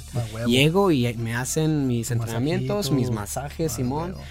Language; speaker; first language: Spanish; early bilingual, heritage; Spanish